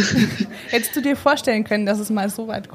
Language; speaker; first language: German; native; German